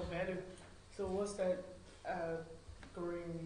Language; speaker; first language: English; non-native, learner; Chinese